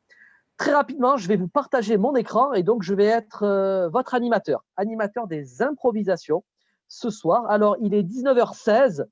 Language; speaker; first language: French; native; French